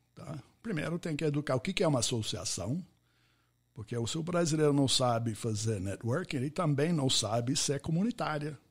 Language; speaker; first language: Portuguese; non-native, fluent; English